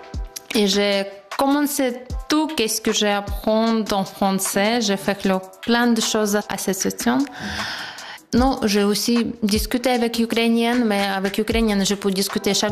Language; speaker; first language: French; non-native, learner; Ukrainian